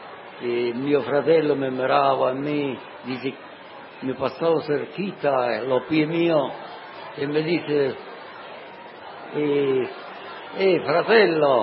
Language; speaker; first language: Italian; non-native, learner; Sicilian